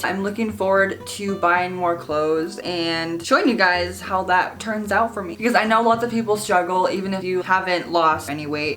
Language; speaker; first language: English; native; English